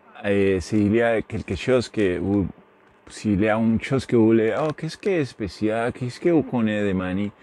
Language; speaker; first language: French; non-native, learner; Spanish